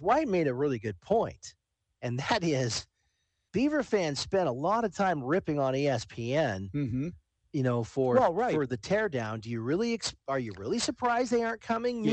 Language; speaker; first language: English; native; English